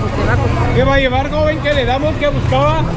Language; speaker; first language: Spanish; native; Spanish